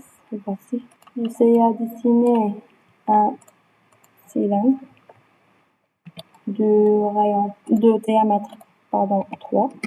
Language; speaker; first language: French; non-native, local second language; Arabic